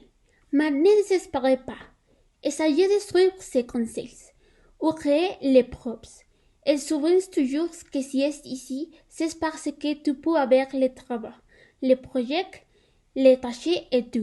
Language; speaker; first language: French; non-native, learner; Spanish